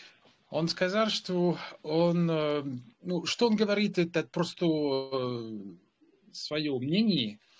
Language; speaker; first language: Russian; non-native, fluent; French